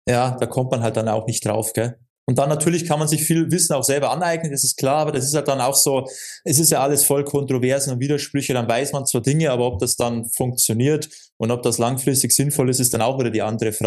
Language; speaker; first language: German; native; German